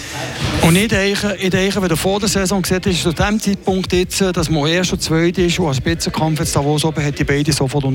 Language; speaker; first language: German; native; German